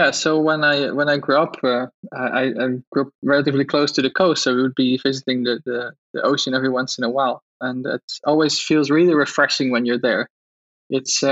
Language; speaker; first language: English; non-native, fluent; Dutch